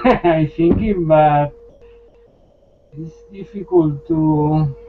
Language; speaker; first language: English; non-native, learner; Spanish